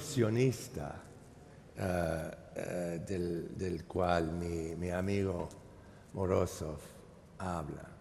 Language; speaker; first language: Spanish; non-native, fluent; English